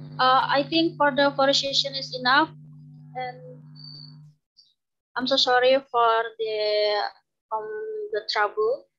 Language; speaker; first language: English; non-native, learner; Indonesian